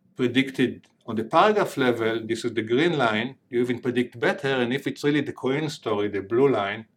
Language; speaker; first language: English; non-native, fluent; Hebrew